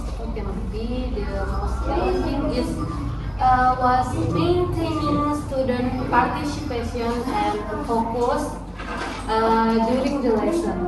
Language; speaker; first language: English; non-native, learner; Indonesian